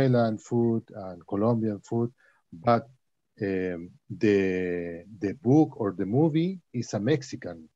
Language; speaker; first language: English; non-native, learner; Spanish